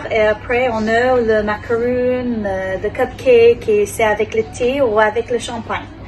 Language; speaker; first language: French; non-native, learner; English